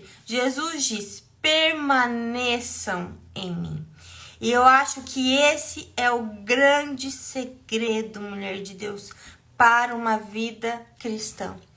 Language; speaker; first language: Portuguese; native; Portuguese